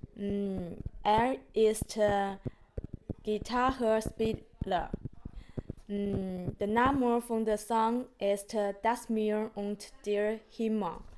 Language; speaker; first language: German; non-native, learner; Chinese